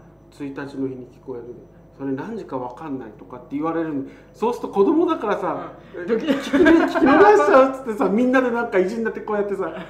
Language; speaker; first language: Japanese; native; Japanese